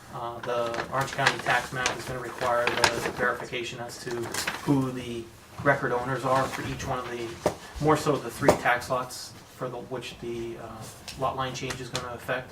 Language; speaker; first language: English; native; English